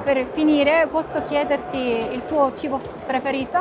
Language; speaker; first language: Italian; non-native, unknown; English